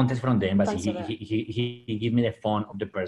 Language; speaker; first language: English; non-native, fluent; Spanish